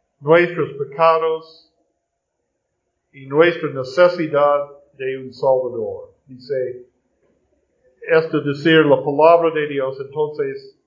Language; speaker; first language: Spanish; non-native, learner; English